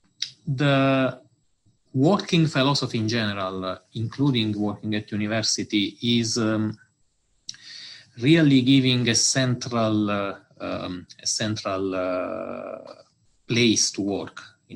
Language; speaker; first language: English; non-native, fluent; Italian